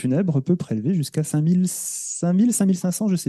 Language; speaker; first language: French; native; French